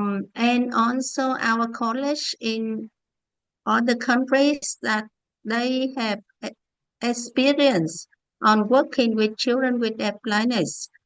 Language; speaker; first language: English; non-native, learner; Vietnamese